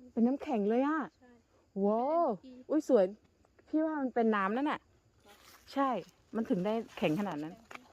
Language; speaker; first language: Thai; non-native, local second language; Northeastern Thai